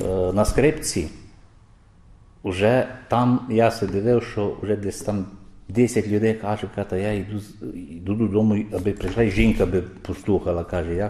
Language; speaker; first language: Ukrainian; early bilingual, heritage; Ukrainian